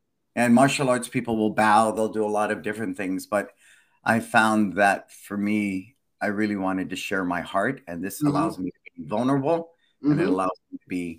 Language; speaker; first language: English; native; English